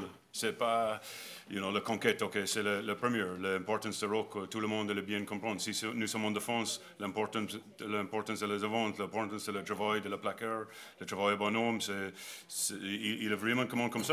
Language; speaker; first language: French; non-native, learner; English